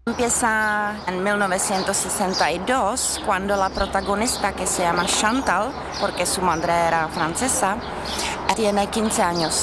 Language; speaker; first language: Spanish; non-native, learner; Czech